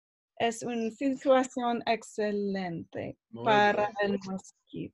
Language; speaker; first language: Spanish; non-native, learner; English